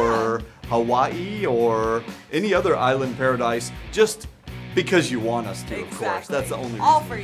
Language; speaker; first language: English; native; English